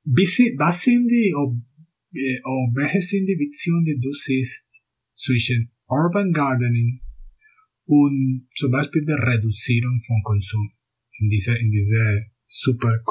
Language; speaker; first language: German; non-native, fluent; Spanish